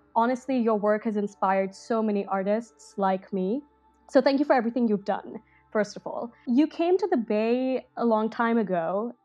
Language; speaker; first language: English; non-native, local second language; Hindi